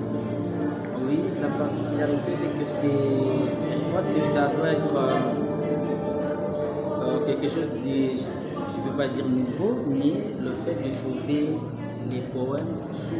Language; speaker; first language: French; non-native, local second language; Lingala